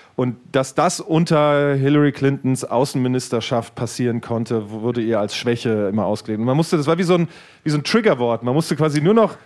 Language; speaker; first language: German; native; German